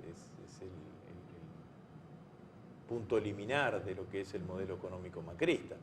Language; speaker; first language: Spanish; native; Spanish